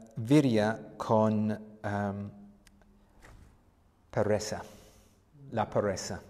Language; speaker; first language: Spanish; non-native, fluent; English